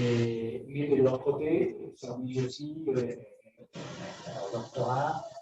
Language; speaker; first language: French; non-native, fluent; Spanish